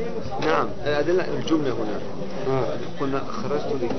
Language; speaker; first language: Arabic; non-native, learner; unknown